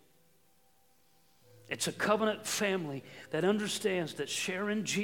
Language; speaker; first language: English; native; English